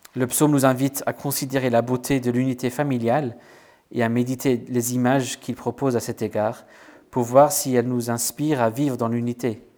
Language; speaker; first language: French; non-native, fluent; English